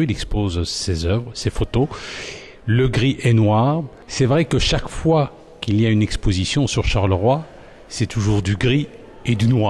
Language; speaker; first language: French; native; French